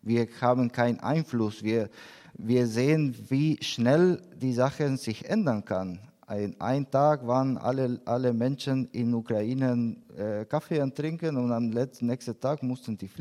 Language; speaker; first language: German; non-native, learner; Spanish